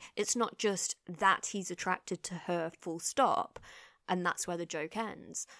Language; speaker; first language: English; native; English